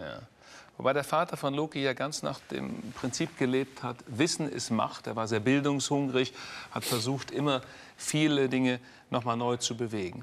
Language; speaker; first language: German; native; German